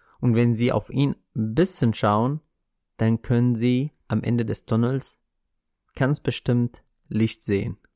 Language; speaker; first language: German; non-native, fluent; Arabic